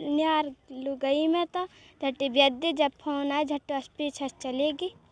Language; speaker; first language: Hindi; native; Hindi